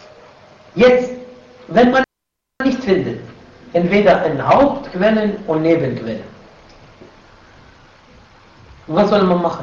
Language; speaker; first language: German; non-native, fluent; Arabic